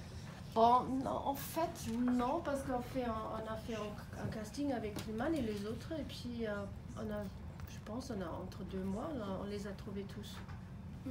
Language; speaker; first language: French; non-native, fluent; German